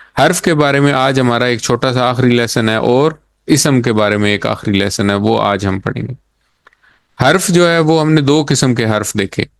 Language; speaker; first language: Urdu; native; Urdu